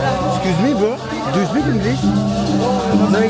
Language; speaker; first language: English; non-native, learner; French